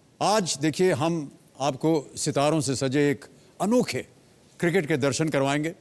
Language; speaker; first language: Hindi; native; Hindi